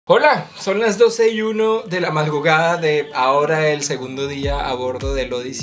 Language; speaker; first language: Spanish; native; Spanish